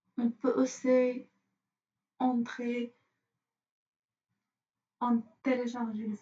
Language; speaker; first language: French; non-native, fluent; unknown